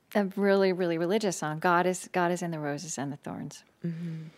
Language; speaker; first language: English; native; English